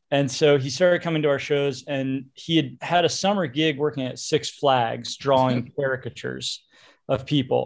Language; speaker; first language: English; native; English